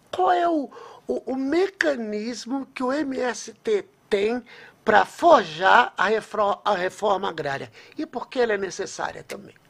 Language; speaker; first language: Portuguese; native; Portuguese